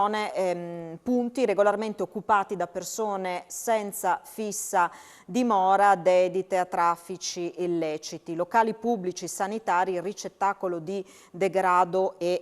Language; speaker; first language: Italian; native; Italian